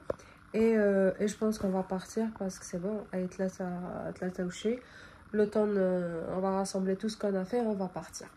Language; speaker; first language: French; native; French